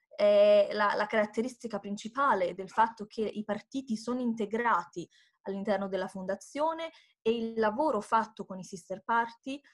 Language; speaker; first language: Italian; native; Italian